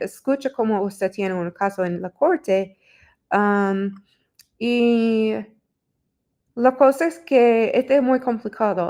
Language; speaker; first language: Spanish; non-native, learner; English